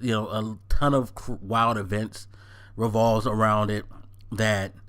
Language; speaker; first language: English; native; English